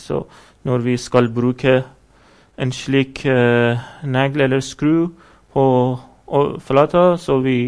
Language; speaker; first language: Norwegian; non-native, fluent; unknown